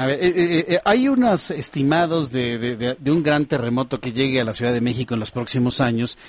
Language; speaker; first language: Spanish; native; Spanish